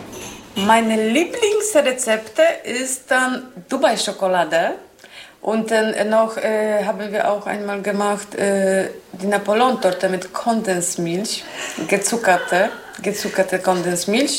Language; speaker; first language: German; non-native, learner; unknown